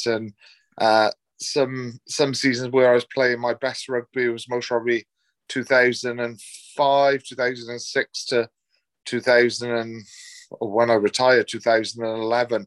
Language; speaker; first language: English; native; English